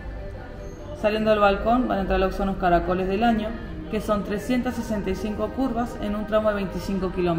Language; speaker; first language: Spanish; native; Spanish